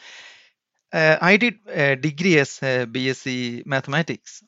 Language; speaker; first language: English; non-native, local second language; Malayalam